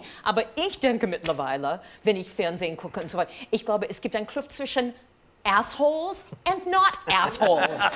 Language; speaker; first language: German; non-native, fluent; English